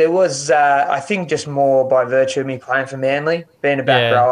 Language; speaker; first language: English; native; English